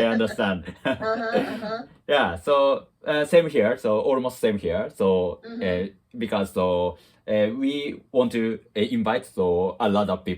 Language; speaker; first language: English; non-native, learner; Japanese